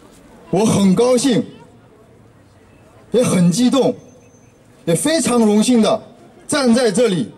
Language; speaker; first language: Chinese; non-native, local second language; Korean